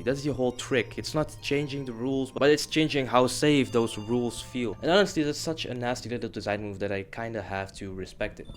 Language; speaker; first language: English; non-native, fluent; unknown